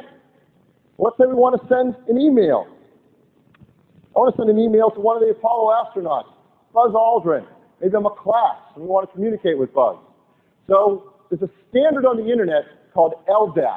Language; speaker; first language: English; native; English